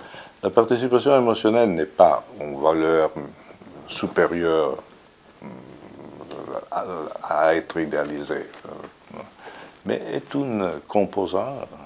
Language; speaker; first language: French; non-native, fluent; Italian